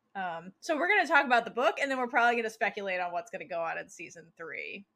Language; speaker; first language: English; native; English